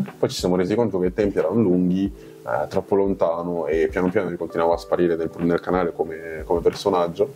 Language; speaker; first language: Italian; early bilingual, other home language; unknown